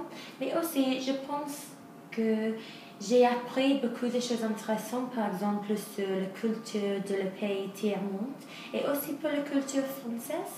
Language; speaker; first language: French; non-native, learner; English